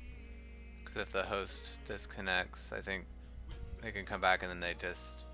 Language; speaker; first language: English; native; English